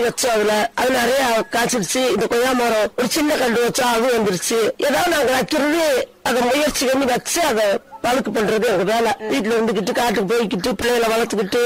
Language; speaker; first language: Tamil; native; Tamil